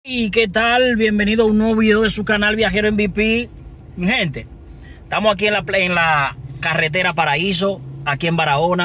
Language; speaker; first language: Spanish; native; Spanish